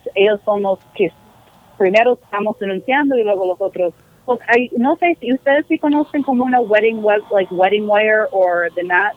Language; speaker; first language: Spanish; non-native, fluent; English